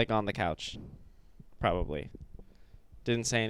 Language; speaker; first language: English; native; English